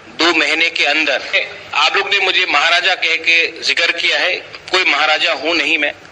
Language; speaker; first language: Hindi; non-native, local second language; Kok Borok